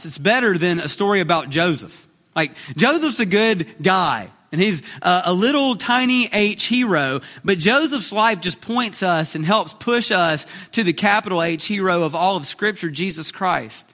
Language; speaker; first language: English; native; English